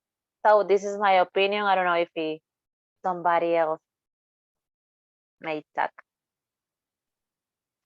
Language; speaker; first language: English; non-native, learner; Spanish